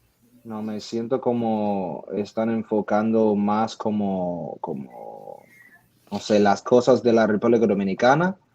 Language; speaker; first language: Spanish; non-native, fluent; English